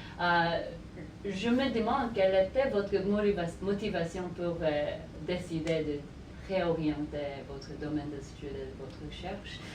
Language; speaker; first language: French; non-native, learner; Korean